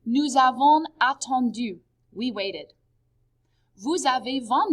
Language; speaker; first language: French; non-native, fluent; English